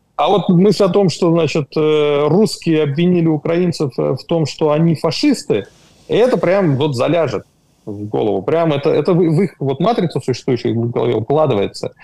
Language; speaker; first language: Russian; native; Russian